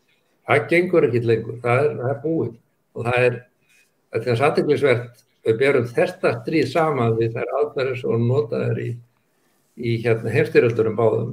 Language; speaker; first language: Icelandic; native; Icelandic